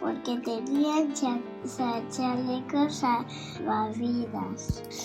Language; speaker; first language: Galician; non-native, local second language; Spanish